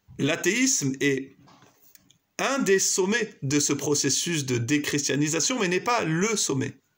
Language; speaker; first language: French; native; French